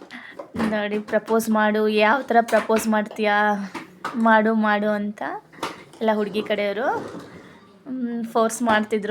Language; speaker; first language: Kannada; native; Kannada